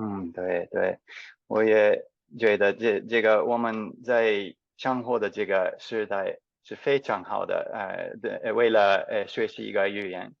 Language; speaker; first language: Chinese; non-native, fluent; English